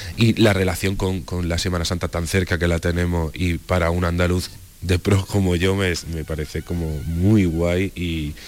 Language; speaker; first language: Spanish; native; Spanish